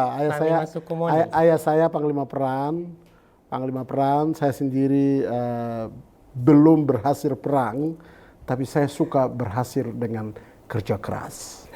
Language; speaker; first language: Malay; non-native, local second language; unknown